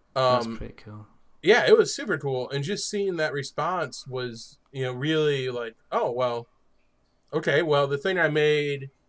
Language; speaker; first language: English; native; English